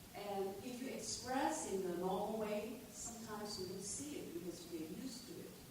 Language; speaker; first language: English; non-native, local second language; Chinese